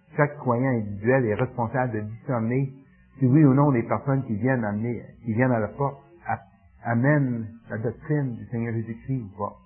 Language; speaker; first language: French; native; French